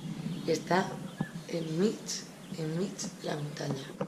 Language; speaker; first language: Catalan; non-native, local second language; Spanish